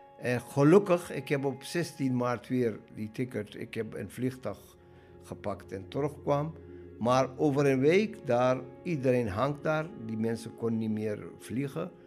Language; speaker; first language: Dutch; non-native, learner; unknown